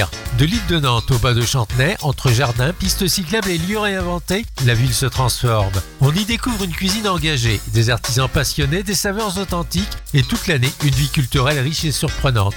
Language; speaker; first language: French; native; French